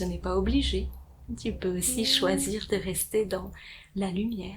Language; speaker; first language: French; native; French